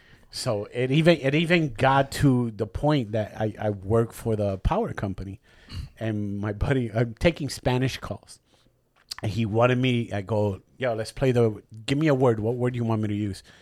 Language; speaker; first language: English; early bilingual, other home language; Spanish